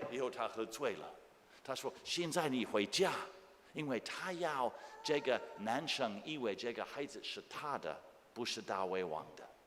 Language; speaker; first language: Chinese; non-native, fluent; English